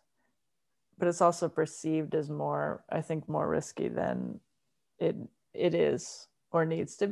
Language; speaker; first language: English; native; English